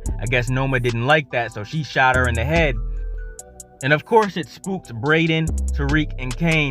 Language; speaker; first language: English; native; English